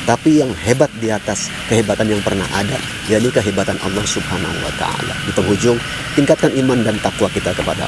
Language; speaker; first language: Indonesian; native; Indonesian